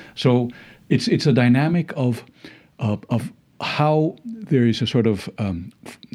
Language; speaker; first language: English; early bilingual, other home language; Spanish